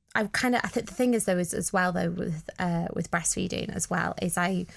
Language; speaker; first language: English; native; English